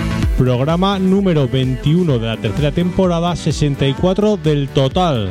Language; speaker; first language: Spanish; native; Spanish